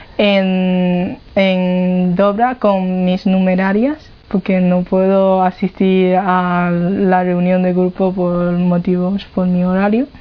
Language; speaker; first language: Spanish; non-native, fluent; Chinese